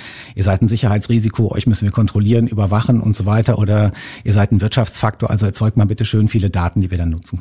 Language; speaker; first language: German; native; German